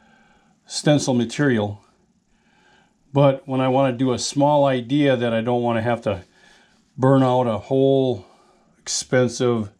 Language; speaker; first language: English; native; English